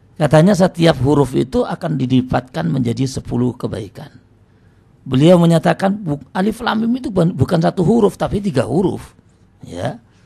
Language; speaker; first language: Indonesian; non-native, local second language; Javanese